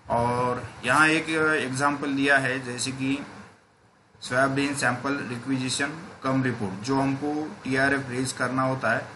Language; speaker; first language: Hindi; non-native, local second language; Marathi